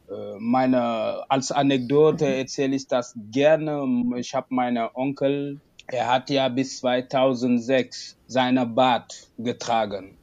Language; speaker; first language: German; non-native, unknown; Wolof